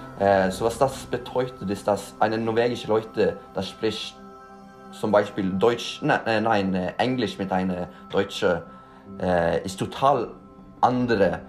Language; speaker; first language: German; non-native, learner; Norwegian